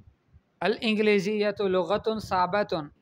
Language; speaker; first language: Arabic; non-native, fluent; Urdu